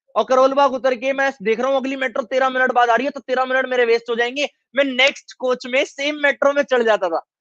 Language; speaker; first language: Hindi; native; Hindi